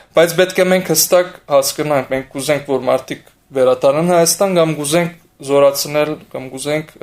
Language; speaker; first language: Armenian; early bilingual, heritage; Armenian